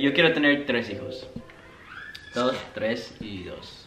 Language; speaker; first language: Spanish; early bilingual, heritage; Spanish